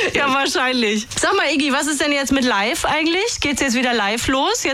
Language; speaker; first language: German; native; German